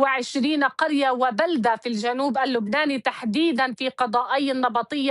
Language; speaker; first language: Arabic; native; Arabic